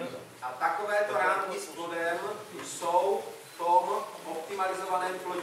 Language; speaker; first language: Russian; non-native, learner; Czech